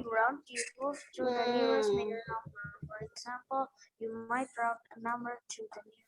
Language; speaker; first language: English; non-native, learner; Indonesian